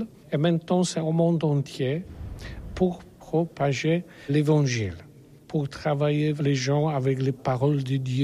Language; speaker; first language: French; non-native, learner; Polish